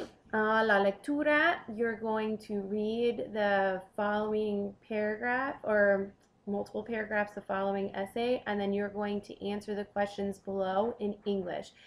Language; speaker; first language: English; native; English